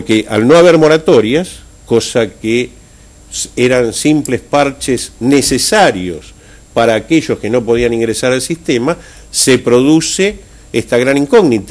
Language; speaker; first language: Spanish; native; Spanish